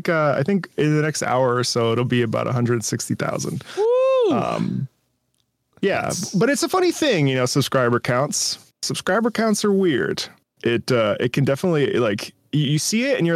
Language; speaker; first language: English; early bilingual, other home language; Italian